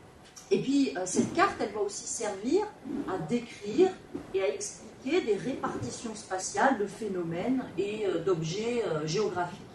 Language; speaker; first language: French; native; French